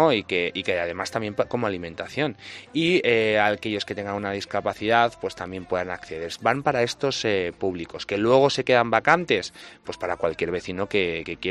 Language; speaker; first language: Spanish; native; Spanish